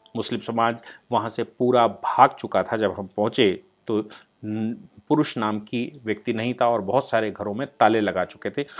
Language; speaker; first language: Hindi; native; Hindi